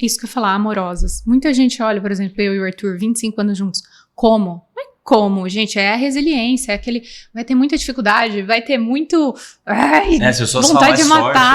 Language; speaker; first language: Portuguese; native; Portuguese